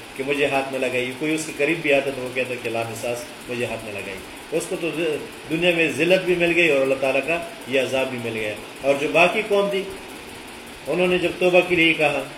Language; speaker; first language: Urdu; native; Urdu